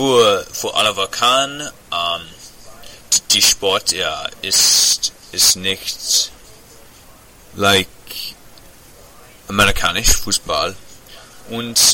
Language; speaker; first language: German; non-native, learner; English